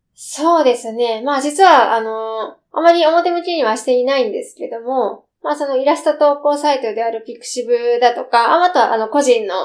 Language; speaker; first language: Japanese; native; Japanese